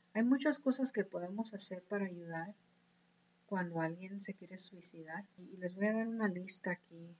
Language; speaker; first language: Spanish; early bilingual, heritage; Spanish